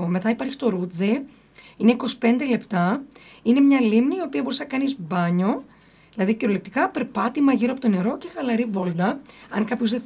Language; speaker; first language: Greek; early bilingual, heritage; Greek